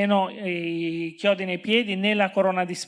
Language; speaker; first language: Italian; native; Italian